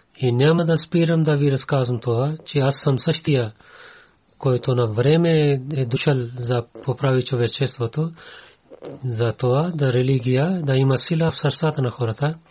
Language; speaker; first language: Bulgarian; non-native, learner; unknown